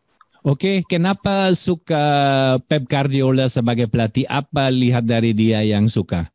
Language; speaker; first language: Indonesian; non-native, fluent; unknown